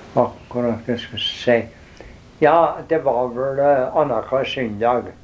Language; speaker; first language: Norwegian; early bilingual, heritage; Norwegian